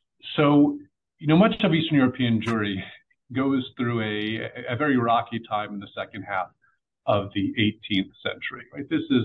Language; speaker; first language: English; native; English